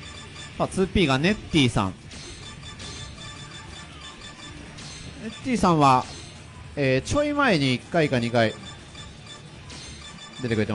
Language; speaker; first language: Japanese; native; Japanese